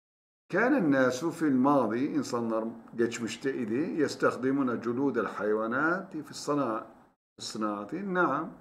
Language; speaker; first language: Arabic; non-native, fluent; Turkish